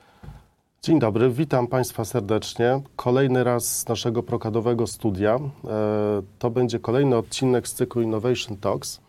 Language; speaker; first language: Polish; native; Polish